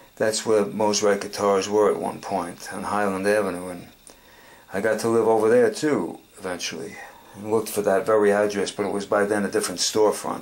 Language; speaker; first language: English; native; English